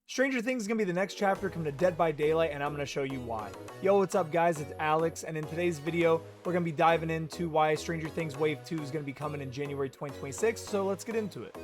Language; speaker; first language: English; native; English